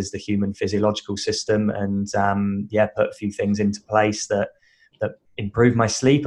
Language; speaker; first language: English; native; English